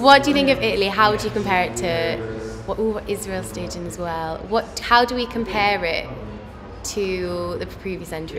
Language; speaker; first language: English; native; English